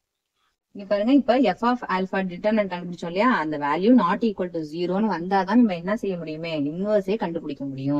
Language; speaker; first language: Tamil; native; Tamil